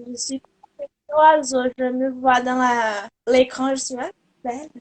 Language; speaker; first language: French; non-native, learner; Portuguese